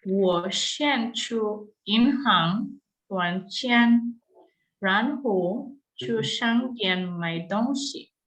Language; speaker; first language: Chinese; non-native, learner; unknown